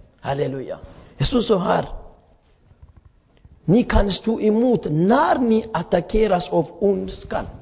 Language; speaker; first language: Swedish; non-native, fluent; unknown